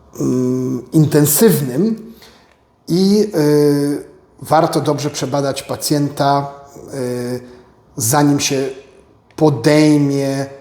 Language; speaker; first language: Polish; native; Polish